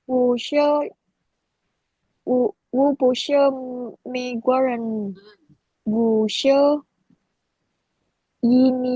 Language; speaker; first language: Chinese; non-native, learner; Indonesian